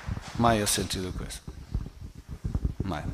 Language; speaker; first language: Italian; non-native, fluent; Portuguese